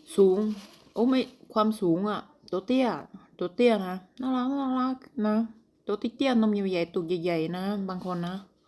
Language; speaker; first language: Thai; non-native, local second language; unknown